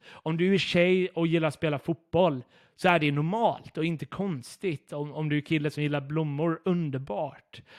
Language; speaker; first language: Swedish; non-native, fluent; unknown